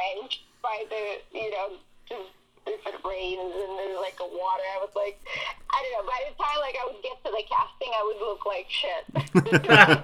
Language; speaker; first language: English; non-native, fluent; Russian